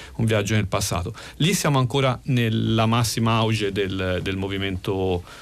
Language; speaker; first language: Italian; native; Italian